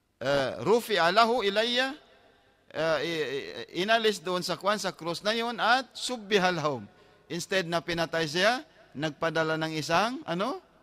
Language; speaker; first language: Filipino; non-native, local second language; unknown